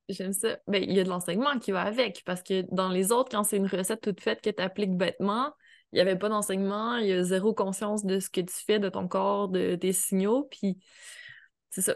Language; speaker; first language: French; native; French